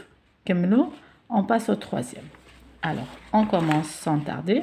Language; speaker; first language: French; non-native, local second language; Arabic